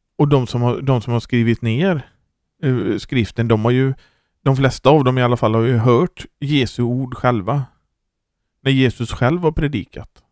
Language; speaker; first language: Swedish; native; Swedish